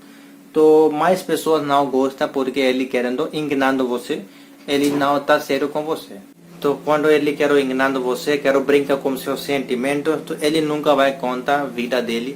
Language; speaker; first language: Portuguese; non-native, learner; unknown